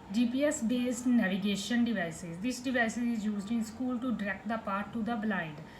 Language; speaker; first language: English; non-native, local second language; Punjabi